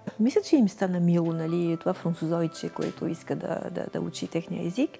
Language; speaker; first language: Bulgarian; non-native, fluent; French